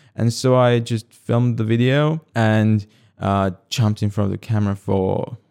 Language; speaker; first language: English; non-native, fluent; Slovak